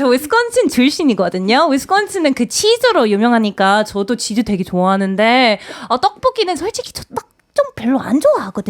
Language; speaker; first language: Korean; non-native, fluent; English